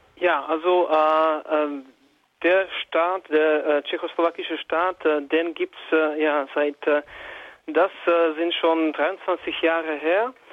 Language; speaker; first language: German; non-native, fluent; Czech